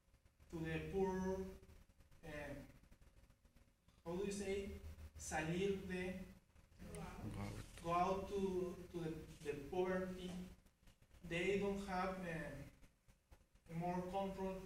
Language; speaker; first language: English; non-native, learner; Spanish